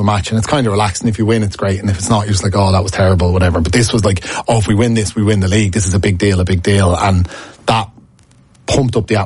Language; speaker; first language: English; native; English